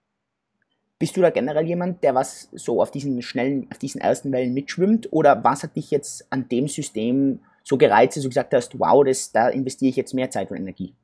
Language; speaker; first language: German; native; German